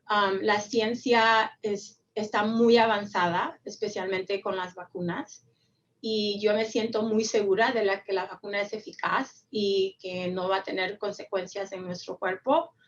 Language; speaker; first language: Spanish; early bilingual, heritage; Spanish